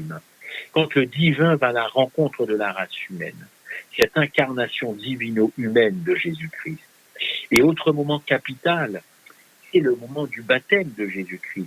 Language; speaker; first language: French; native; French